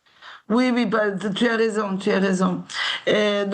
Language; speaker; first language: French; non-native, fluent; Turkish